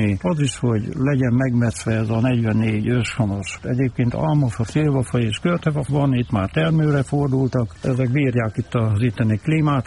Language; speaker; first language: Hungarian; native; Hungarian